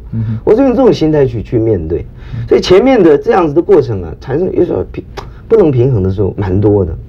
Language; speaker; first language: Chinese; early bilingual, heritage; Chinese